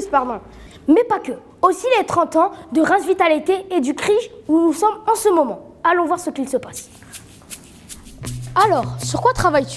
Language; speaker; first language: French; native; French